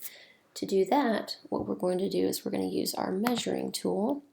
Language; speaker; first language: English; native; English